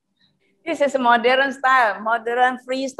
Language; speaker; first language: English; non-native, learner; Indonesian